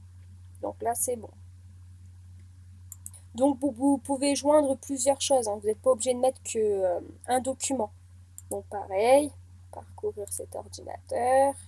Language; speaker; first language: French; native; French